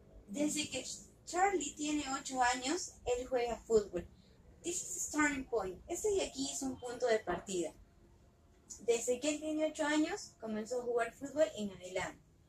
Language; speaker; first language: Spanish; native; Spanish